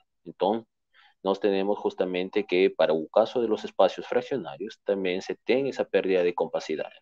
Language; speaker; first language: Spanish; native; Spanish